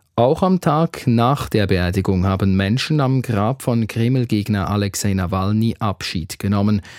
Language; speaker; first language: German; native; German